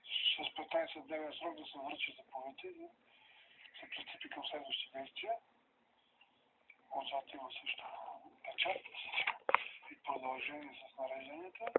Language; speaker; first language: Bulgarian; native; Bulgarian